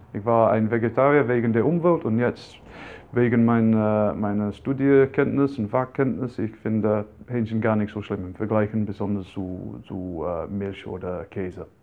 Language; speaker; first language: German; non-native, fluent; English